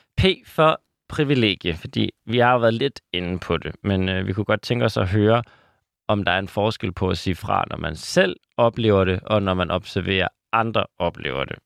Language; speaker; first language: Danish; native; Danish